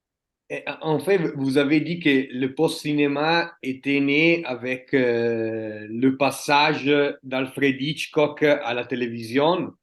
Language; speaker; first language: French; non-native, fluent; Italian